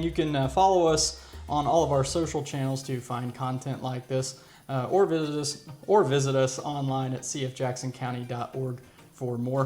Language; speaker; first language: English; native; English